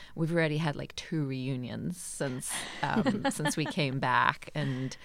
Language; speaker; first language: English; native; English